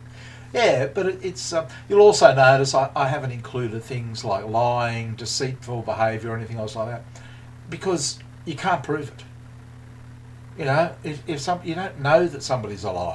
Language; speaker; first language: English; native; English